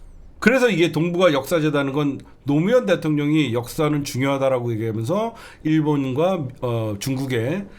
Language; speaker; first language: Korean; native; Korean